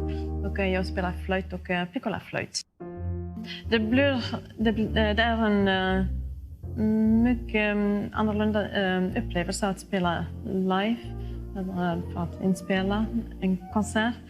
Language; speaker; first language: Swedish; non-native, fluent; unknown